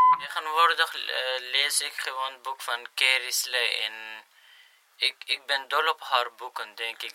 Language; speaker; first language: Dutch; non-native, learner; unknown